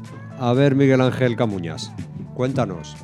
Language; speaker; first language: Spanish; native; Spanish